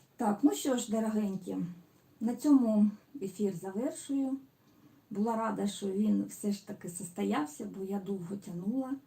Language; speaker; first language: Ukrainian; non-native, local second language; Russian